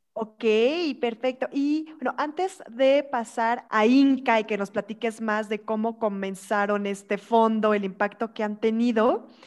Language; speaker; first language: Spanish; native; Spanish